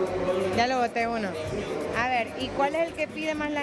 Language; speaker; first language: Spanish; native; Spanish